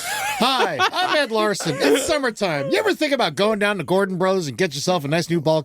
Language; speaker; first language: English; native; English